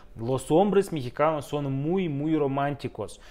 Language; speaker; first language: Spanish; non-native, fluent; Russian